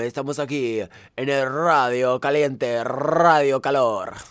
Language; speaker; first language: Spanish; non-native, learner; English